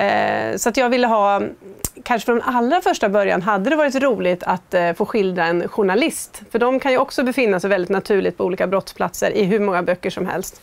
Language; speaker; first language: Swedish; native; Swedish